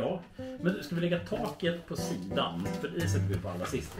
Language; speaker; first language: Swedish; native; Swedish